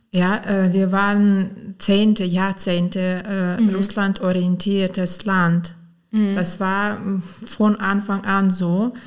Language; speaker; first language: German; non-native, fluent; Ukrainian